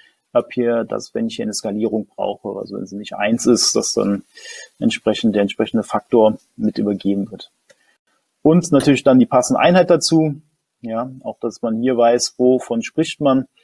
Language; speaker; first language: German; native; German